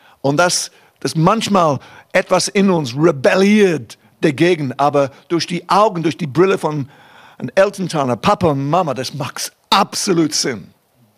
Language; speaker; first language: German; non-native, fluent; English